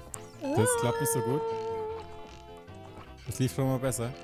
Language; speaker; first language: German; native; German